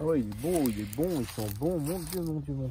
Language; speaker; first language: French; native; French